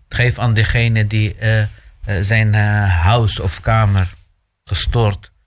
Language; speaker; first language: Dutch; non-native, fluent; Arabic